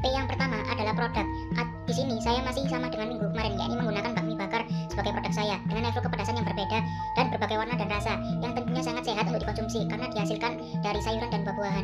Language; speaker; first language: Indonesian; native; Indonesian